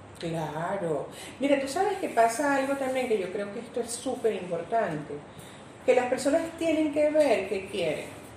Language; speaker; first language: Spanish; native; Spanish